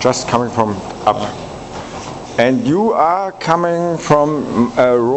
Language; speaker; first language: English; non-native, learner; German